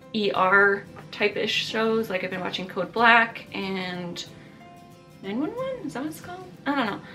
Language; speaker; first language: English; early bilingual, other home language; Italian